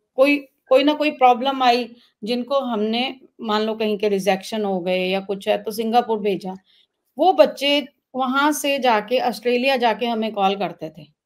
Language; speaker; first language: Hindi; non-native, local second language; Punjabi